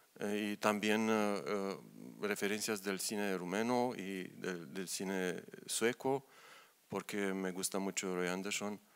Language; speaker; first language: Spanish; non-native, learner; Romanian